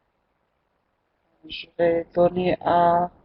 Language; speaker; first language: French; non-native, local second language; Arabic